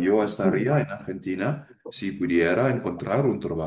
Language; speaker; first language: Spanish; non-native, learner; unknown